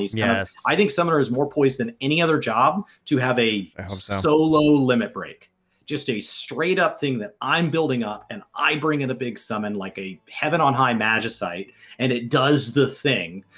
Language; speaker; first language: English; native; English